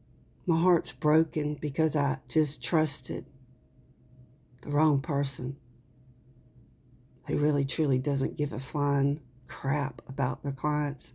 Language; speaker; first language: English; native; English